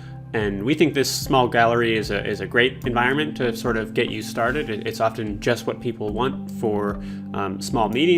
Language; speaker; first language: English; native; English